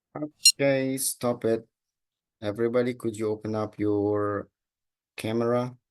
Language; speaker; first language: English; non-native, local second language; Indonesian